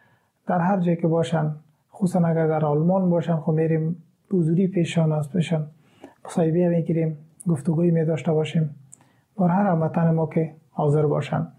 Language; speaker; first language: Persian; native; Persian